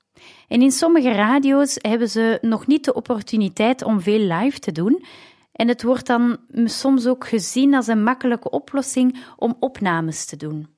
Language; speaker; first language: Dutch; native; Dutch